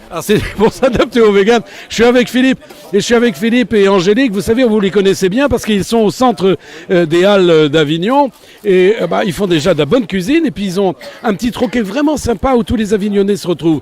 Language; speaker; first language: French; native; French